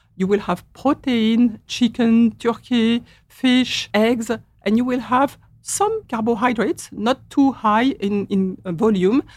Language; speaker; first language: English; non-native, fluent; French